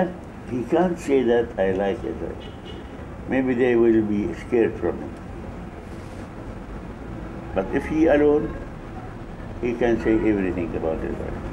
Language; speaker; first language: English; non-native, fluent; Arabic